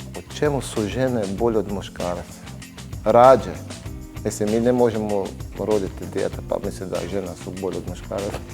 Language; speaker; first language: Bosnian; non-native, fluent; Portuguese